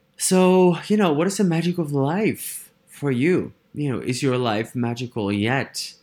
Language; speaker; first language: English; non-native, fluent; Dutch